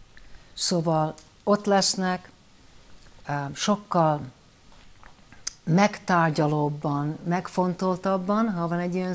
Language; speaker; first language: Hungarian; early bilingual, heritage; Hungarian